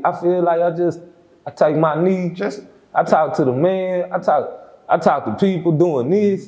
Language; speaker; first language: English; native; English